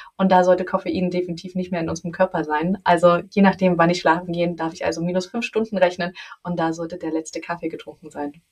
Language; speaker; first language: German; native; German